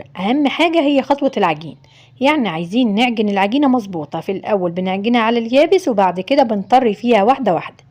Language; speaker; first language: Arabic; native; Arabic